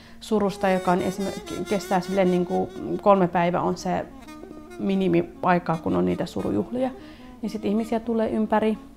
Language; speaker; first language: Finnish; early bilingual, other home language; Kurdish